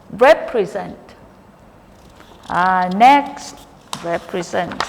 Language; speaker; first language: English; non-native, fluent; Thai